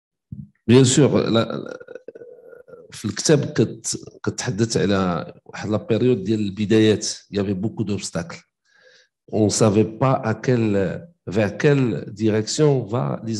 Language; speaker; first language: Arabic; native; Arabic